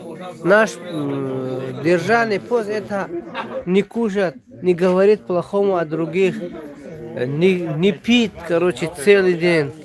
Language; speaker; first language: Russian; non-native, local second language; Tajik